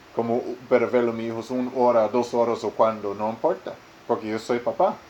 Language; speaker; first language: Spanish; non-native, learner; English